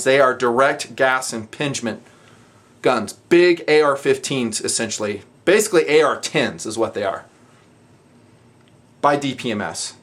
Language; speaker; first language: English; native; English